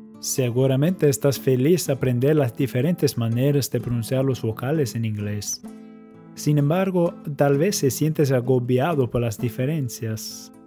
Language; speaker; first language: Spanish; non-native, fluent; English